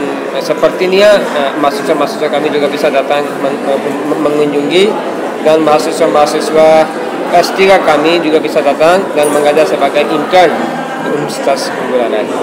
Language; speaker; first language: Indonesian; non-native, fluent; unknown